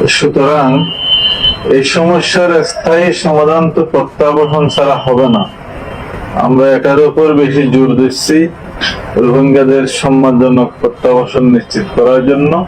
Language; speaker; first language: Bangla; native; Bangla